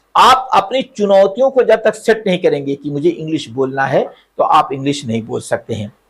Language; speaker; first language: Hindi; native; Hindi